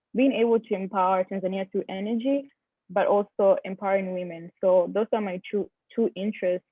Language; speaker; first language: English; non-native, local second language; Swahili